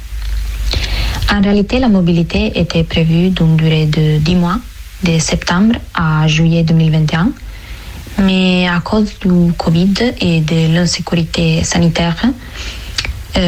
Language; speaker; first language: French; non-native, fluent; Italian